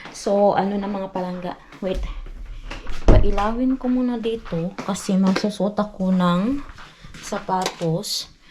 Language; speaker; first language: Filipino; non-native, local second language; Cebuano